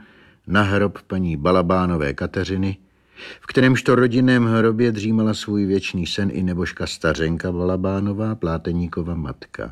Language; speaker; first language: Czech; native; Czech